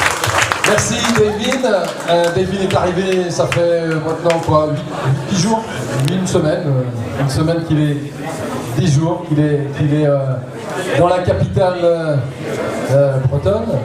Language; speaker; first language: French; native; French